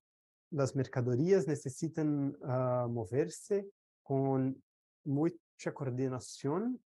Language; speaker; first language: Spanish; non-native, fluent; Portuguese